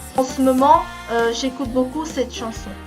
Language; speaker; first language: French; early bilingual, other home language; Korean